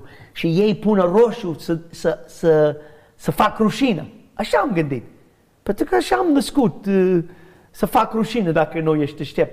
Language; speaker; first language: Romanian; non-native, fluent; English